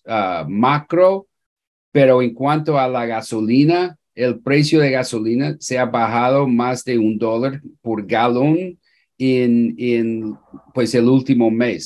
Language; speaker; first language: Spanish; non-native, fluent; English